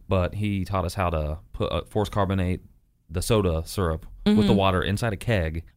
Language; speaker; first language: English; native; English